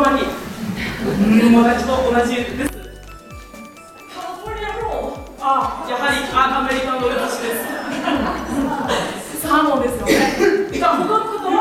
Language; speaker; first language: Japanese; non-native, fluent; Chinese